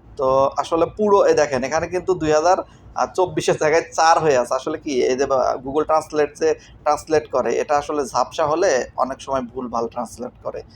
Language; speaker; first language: Bangla; native; Bangla